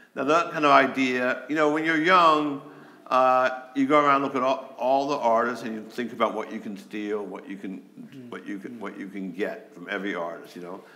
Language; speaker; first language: English; native; English